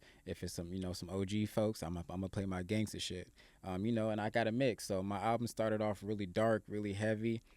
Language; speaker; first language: English; native; English